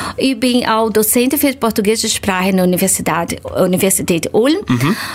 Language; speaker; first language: German; non-native, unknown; Portuguese